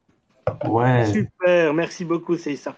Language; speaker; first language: French; native; French